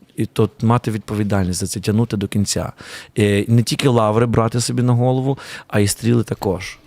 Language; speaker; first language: Ukrainian; native; Ukrainian